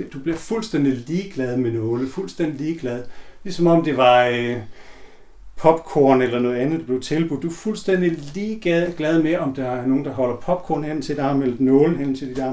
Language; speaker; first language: Danish; native; Danish